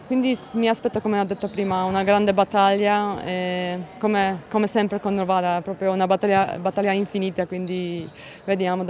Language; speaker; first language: Italian; non-native, fluent; Polish